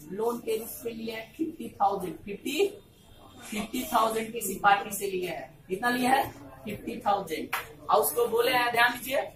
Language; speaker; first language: Hindi; native; Hindi